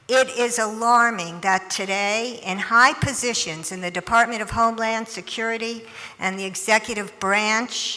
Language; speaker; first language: English; native; English